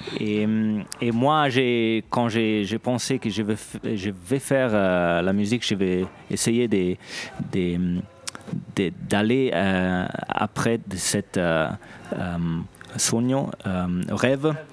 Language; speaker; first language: French; non-native, local second language; Italian